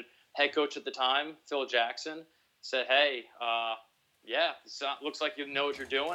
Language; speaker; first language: English; native; English